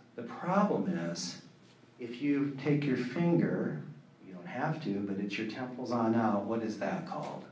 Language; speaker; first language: English; native; English